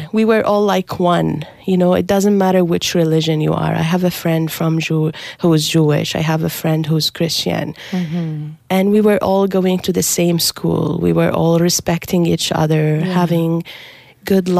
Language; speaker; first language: English; non-native, fluent; Arabic